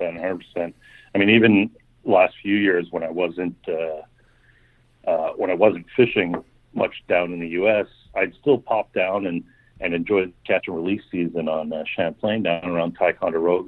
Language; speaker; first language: English; native; English